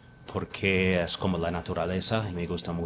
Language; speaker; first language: Spanish; non-native, fluent; English